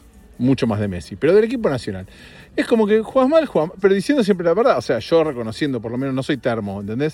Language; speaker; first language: Spanish; native; Spanish